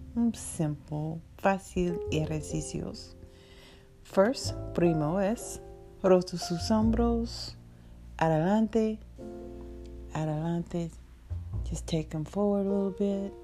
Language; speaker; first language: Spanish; non-native, learner; English